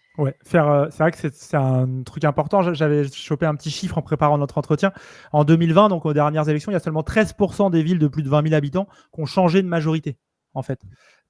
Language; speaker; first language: French; native; French